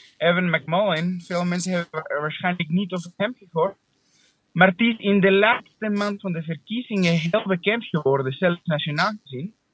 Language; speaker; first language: Dutch; non-native, fluent; English